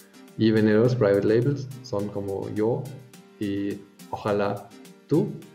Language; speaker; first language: Spanish; non-native, fluent; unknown